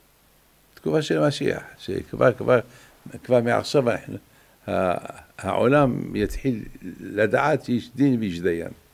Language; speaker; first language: Hebrew; non-native, fluent; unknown